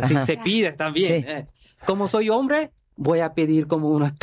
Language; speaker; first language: Spanish; non-native, learner; Bangla